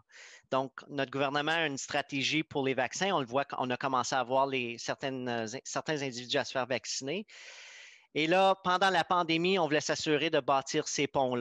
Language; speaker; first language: French; native; French